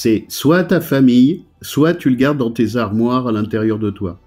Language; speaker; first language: French; native; French